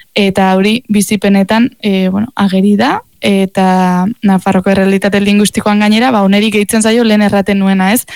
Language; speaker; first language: Basque; native; Basque